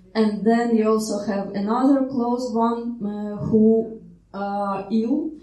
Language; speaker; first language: English; non-native, fluent; Ukrainian